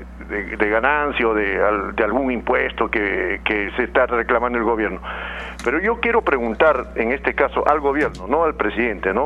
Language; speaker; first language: Spanish; native; Spanish